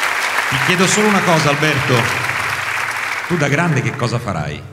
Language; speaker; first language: Italian; native; Italian